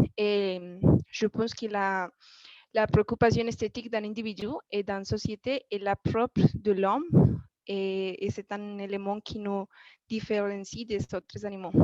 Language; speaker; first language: French; non-native, learner; Spanish